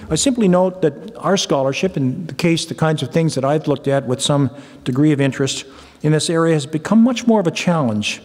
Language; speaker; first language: English; native; English